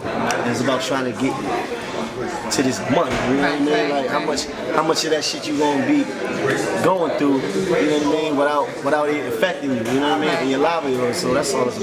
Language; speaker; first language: English; native; English